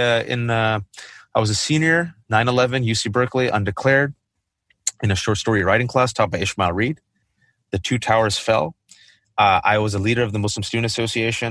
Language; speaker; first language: English; native; English